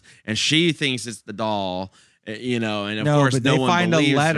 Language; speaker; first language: English; native; English